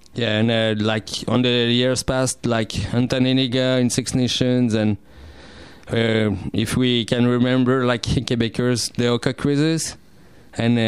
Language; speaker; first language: English; non-native, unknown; French